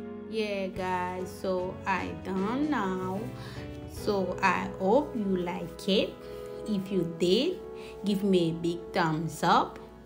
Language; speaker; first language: English; non-native, fluent; Haitian Creole